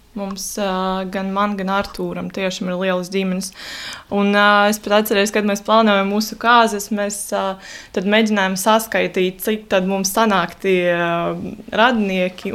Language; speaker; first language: Latvian; non-native, local second language; Russian